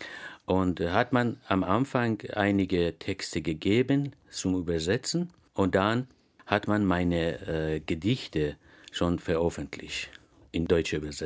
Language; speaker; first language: German; non-native, fluent; Persian